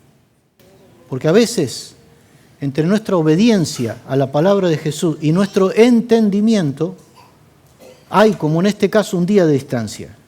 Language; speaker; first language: Spanish; native; Spanish